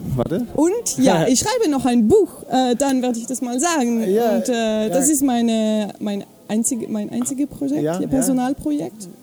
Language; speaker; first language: German; non-native, fluent; French